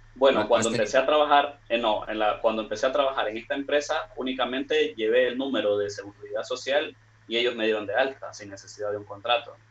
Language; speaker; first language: Spanish; native; Spanish